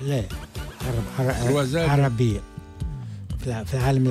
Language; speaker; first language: Arabic; native; Arabic